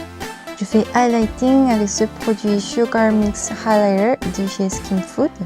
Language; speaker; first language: French; non-native, learner; Korean